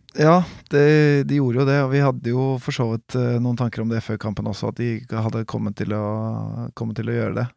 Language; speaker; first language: Norwegian; native; Norwegian